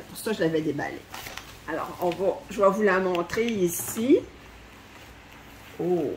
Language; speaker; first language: French; native; French